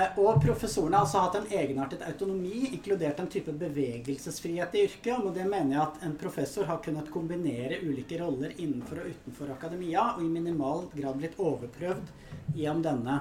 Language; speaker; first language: Norwegian; native; Norwegian